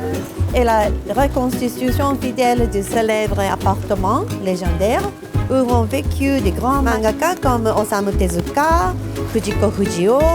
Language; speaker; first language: French; non-native, learner; Japanese